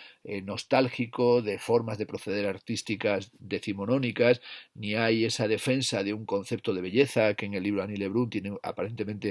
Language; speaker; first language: Spanish; native; Spanish